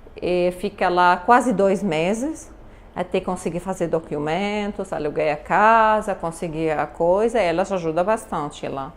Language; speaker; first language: Portuguese; non-native, learner; Arabic